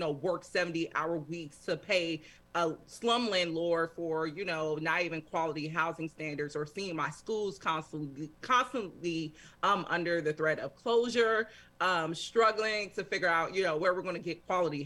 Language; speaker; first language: English; native; English